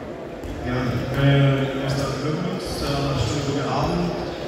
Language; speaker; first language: German; non-native, learner; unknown